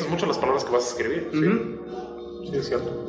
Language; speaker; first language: Spanish; native; Spanish